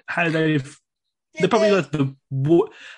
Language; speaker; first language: English; native; English